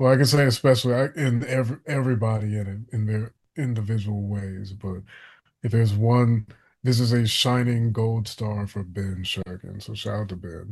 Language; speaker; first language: English; native; English